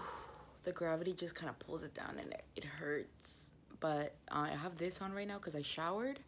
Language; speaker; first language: English; native; English